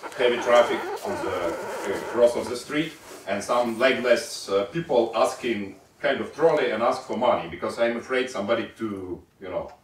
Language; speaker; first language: English; non-native, learner; Russian